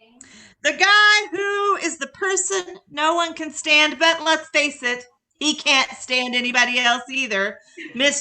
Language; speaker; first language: English; native; English